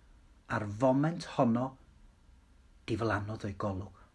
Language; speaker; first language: Welsh; native; Welsh